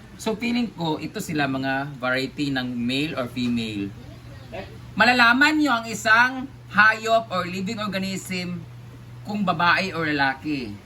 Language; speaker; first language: Filipino; non-native, local second language; Cebuano